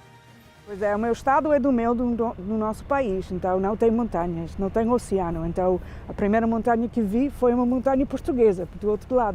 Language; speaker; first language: Portuguese; non-native, fluent; English